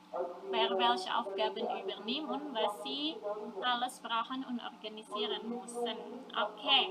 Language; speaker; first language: German; non-native, fluent; Indonesian